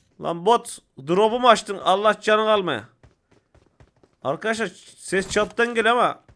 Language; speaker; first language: Turkish; native; Turkish